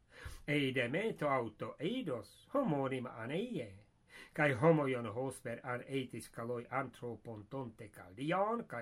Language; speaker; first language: Greek; non-native, fluent; English